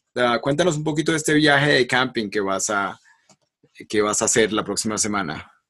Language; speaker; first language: Spanish; native; Spanish